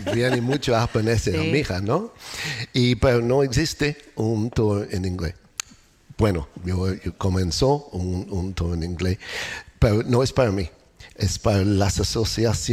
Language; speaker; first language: Spanish; non-native, learner; English